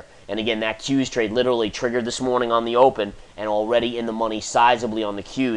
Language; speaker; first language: English; native; English